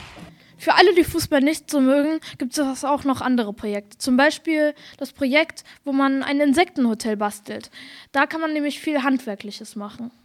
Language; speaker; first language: German; native; German